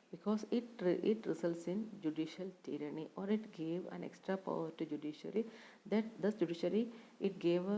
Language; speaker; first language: English; non-native, local second language; Malayalam